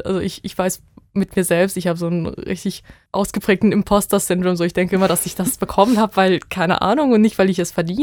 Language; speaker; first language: German; non-native, fluent; Bosnian